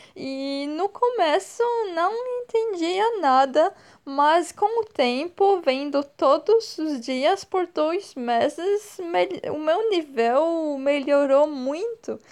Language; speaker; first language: Portuguese; non-native, fluent; French